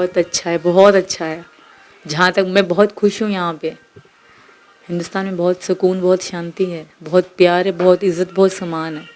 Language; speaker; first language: Urdu; non-native, local second language; Sindhi